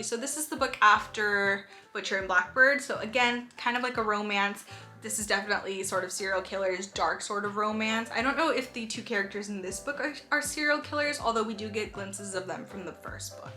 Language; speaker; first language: English; native; English